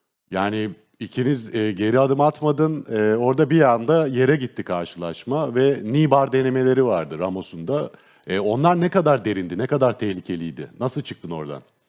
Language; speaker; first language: Turkish; native; Turkish